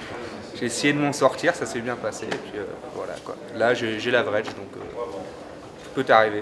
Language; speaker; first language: French; native; French